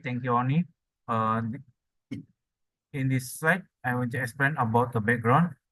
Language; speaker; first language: English; non-native, learner; Indonesian